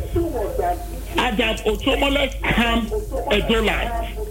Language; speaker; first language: English; non-native, local second language; Bini